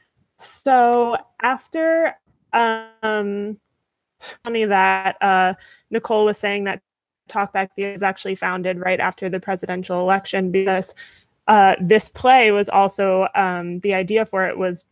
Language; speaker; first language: English; native; English